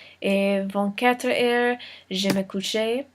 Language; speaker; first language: French; non-native, learner; English